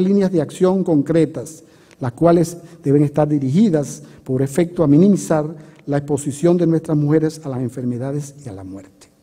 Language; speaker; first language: Spanish; native; Spanish